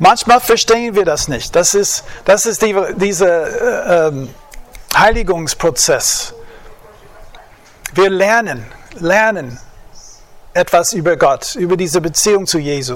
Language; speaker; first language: German; non-native, fluent; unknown